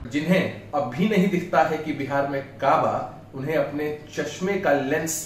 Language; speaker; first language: Hindi; native; Hindi